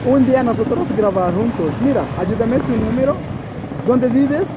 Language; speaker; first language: Spanish; non-native, learner; English